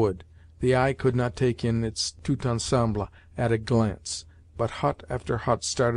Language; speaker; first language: English; native; English